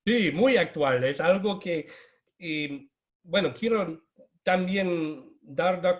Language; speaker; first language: Spanish; non-native, fluent; English